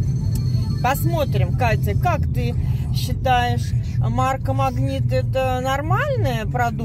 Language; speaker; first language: Russian; native; Russian